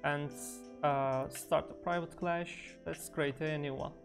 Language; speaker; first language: English; non-native, fluent; Turkish